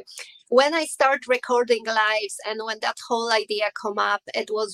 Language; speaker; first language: English; non-native, learner; Polish